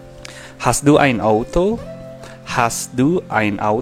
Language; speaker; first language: German; non-native, learner; Indonesian